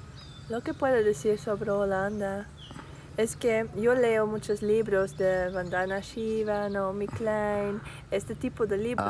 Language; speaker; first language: Spanish; non-native, learner; Dutch